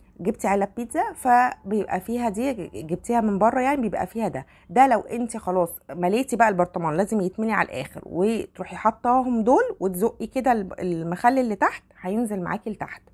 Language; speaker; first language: Arabic; native; Arabic